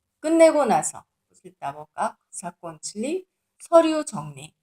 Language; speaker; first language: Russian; non-native, learner; Korean